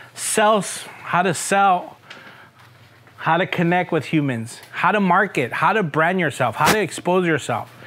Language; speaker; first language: English; early bilingual, other home language; Spanish